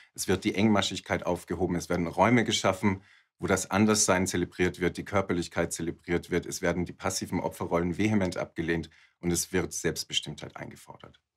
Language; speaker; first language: German; native; German